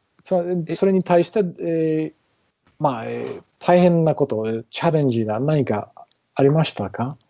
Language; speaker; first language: Japanese; non-native, learner; English